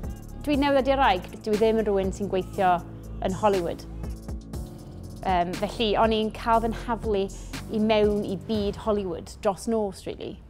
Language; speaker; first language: Welsh; native; Welsh